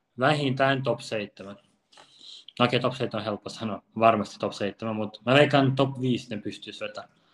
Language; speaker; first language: Finnish; early bilingual, other home language; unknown